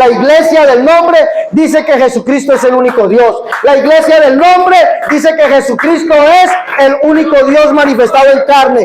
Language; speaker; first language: Spanish; native; Spanish